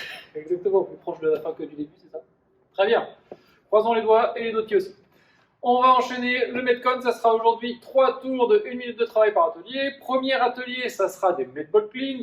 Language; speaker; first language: French; native; French